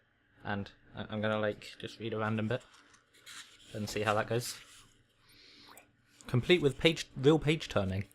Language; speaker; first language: English; native; English